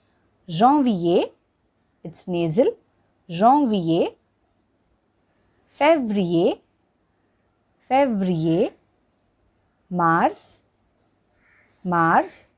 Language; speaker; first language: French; non-native, learner; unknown